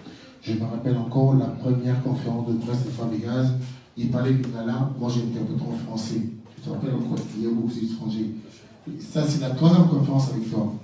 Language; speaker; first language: French; non-native, local second language; Lingala